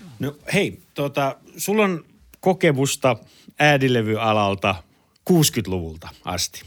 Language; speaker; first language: Finnish; native; Finnish